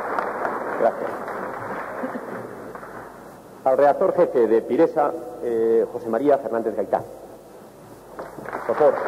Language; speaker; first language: Spanish; native; Spanish